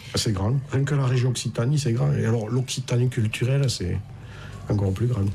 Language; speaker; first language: French; native; French